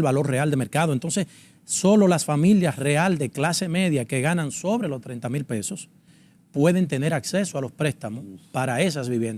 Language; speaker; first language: Spanish; native; Spanish